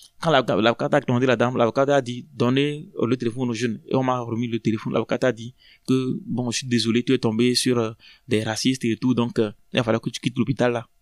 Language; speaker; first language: French; non-native, local second language; Ewe